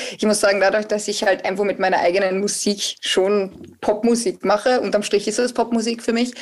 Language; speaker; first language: German; native; German